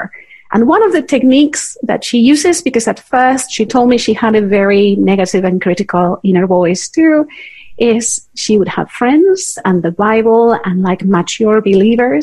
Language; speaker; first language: English; non-native, fluent; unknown